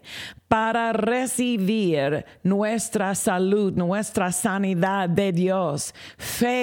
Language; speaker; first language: Spanish; non-native, fluent; English